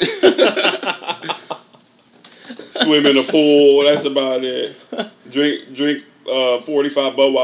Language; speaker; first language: English; native; English